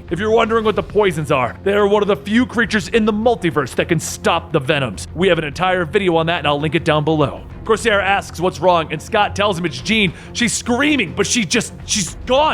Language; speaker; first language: English; native; English